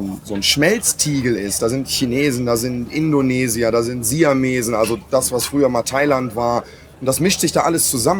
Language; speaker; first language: German; native; German